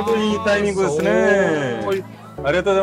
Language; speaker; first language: Japanese; non-native, learner; Korean